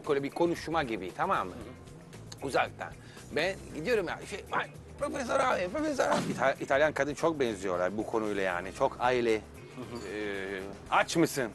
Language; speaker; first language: Turkish; non-native, learner; Italian